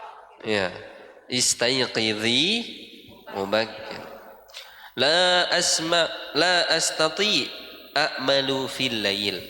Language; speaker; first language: Arabic; non-native, fluent; Indonesian